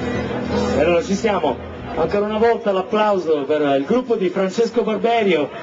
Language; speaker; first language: Italian; native; Italian